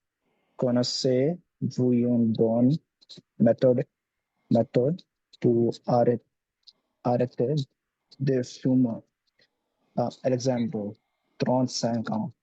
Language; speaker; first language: French; non-native, learner; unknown